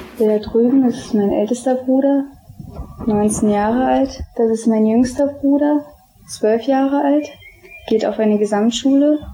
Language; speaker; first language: German; early bilingual, other home language; Albanian